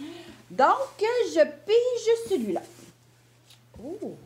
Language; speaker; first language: French; native; French